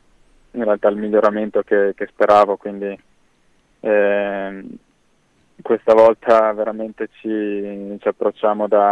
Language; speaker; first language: Italian; native; Italian